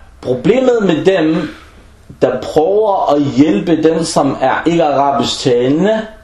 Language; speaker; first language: Danish; early bilingual, other home language; Arabic